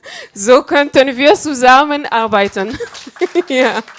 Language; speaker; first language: German; non-native, fluent; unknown